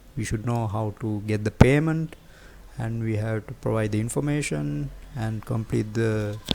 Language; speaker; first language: English; non-native, local second language; Sinhala